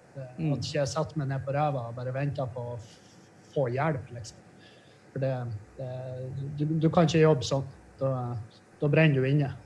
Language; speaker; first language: Norwegian; native; Norwegian